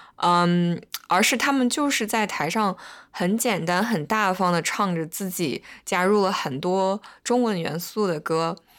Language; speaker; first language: Chinese; native; Chinese